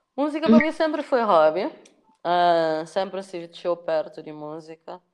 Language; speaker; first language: Portuguese; non-native, local second language; Kabuverdianu